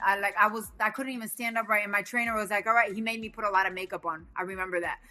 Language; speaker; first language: English; early bilingual, other home language; Spanish